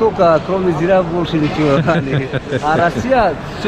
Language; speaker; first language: Russian; non-native, local second language; Tajik